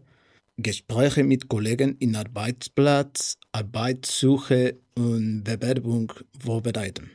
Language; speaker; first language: German; non-native, learner; Spanish